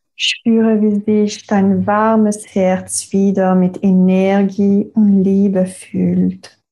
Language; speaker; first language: German; non-native, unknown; French